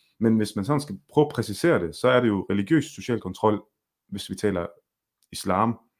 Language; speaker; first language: Danish; early bilingual, other home language; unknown